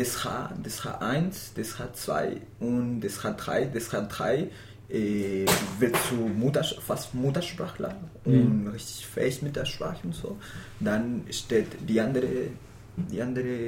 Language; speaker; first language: German; non-native, fluent; Spanish